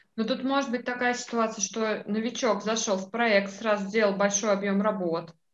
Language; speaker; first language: Russian; native; Russian